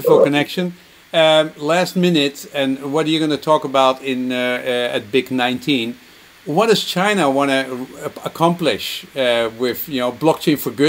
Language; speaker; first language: English; non-native, fluent; Dutch